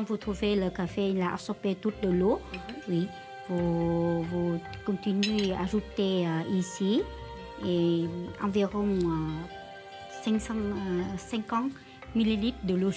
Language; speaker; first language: French; non-native, learner; Vietnamese